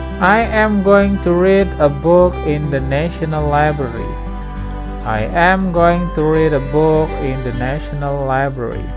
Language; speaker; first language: English; non-native, learner; Indonesian